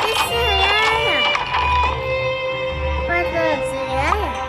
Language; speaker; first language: Portuguese; native; Portuguese